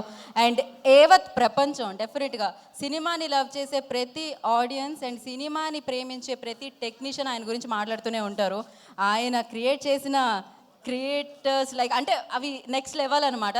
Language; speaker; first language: Telugu; native; Telugu